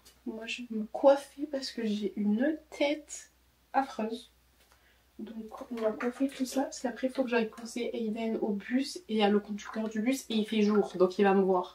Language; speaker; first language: French; native; French